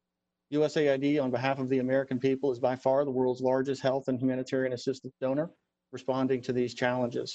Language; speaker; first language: English; native; English